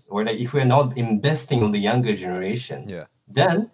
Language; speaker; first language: English; non-native, fluent; Japanese